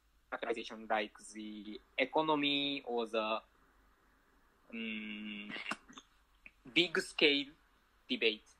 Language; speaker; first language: English; non-native, fluent; Japanese